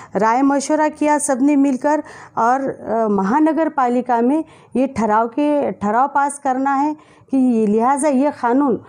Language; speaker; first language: Hindi; native; Hindi